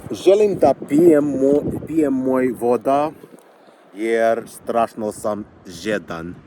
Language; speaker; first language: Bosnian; non-native, learner; English